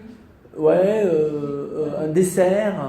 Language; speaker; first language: French; non-native, fluent; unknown